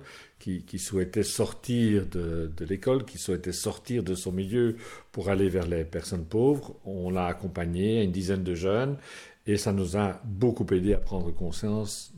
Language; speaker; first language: French; native; French